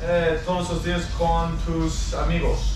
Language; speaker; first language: Spanish; non-native, learner; English